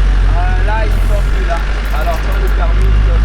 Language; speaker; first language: French; native; French